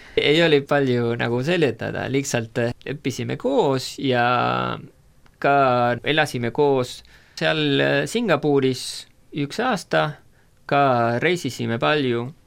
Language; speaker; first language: Estonian; non-native, fluent; Spanish